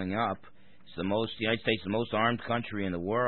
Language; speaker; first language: English; native; English